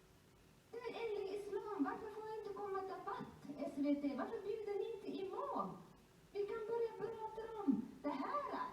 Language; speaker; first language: Swedish; non-native, fluent; Somali